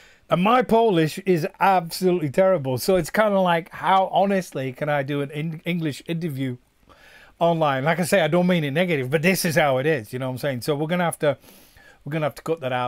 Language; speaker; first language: English; native; English